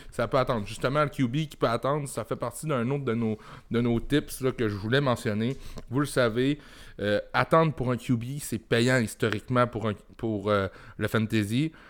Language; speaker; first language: French; native; French